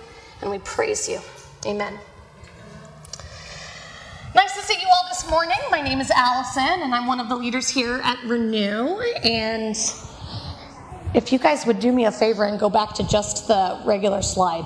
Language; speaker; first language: English; native; English